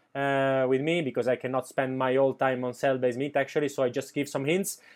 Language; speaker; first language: English; non-native, fluent; Italian